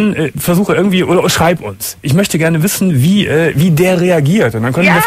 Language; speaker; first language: German; native; German